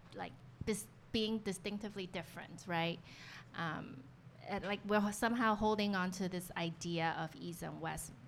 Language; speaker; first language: English; native; English